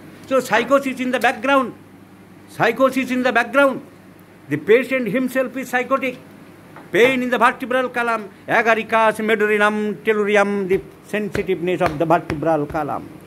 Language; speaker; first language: English; non-native, local second language; Bangla